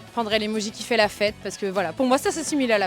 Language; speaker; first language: French; native; French